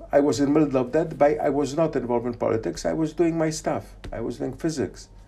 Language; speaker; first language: English; non-native, fluent; Polish